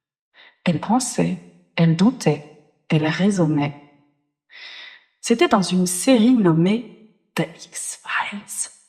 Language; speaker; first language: French; native; French